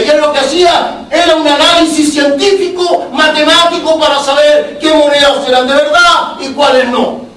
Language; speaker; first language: Spanish; native; Spanish